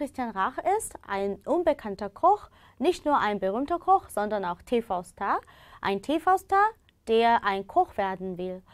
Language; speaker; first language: German; non-native, fluent; Korean